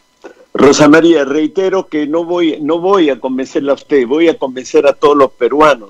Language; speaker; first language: Spanish; native; Spanish